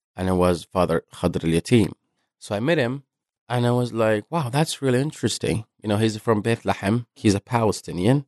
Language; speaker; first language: English; non-native, fluent; Arabic